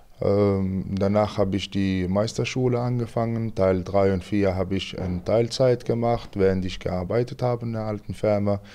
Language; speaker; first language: German; non-native, fluent; Arabic